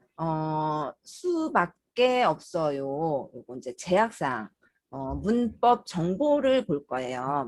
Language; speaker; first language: Korean; native; Korean